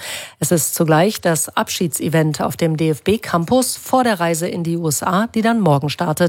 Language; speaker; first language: German; native; German